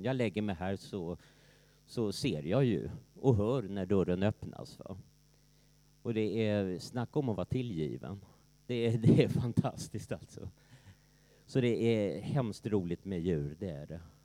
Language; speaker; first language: Swedish; native; Swedish